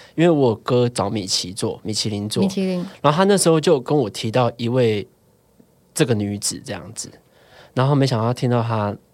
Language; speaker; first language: Chinese; non-native, local second language; Min Nan Chinese